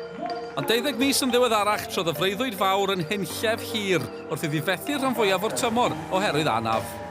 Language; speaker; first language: Welsh; non-native, local second language; English